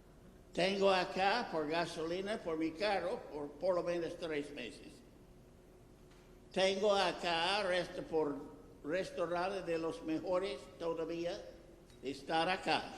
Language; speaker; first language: Spanish; non-native, fluent; English